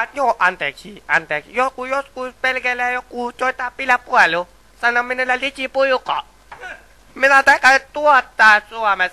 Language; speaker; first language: Finnish; non-native, learner; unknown